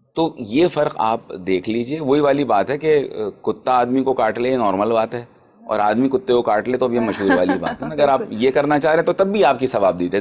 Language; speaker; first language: Urdu; native; Urdu